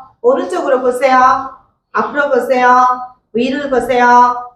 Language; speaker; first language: Korean; non-native, fluent; Nepali